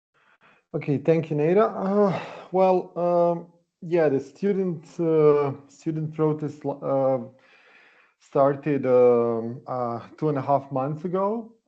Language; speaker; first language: English; non-native, fluent; Serbian